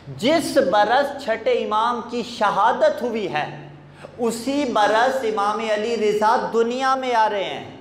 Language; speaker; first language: Urdu; non-native, local second language; Punjabi